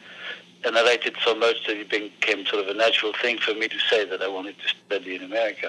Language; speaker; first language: English; non-native, fluent; French